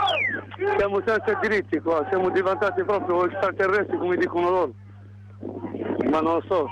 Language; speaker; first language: Italian; non-native, learner; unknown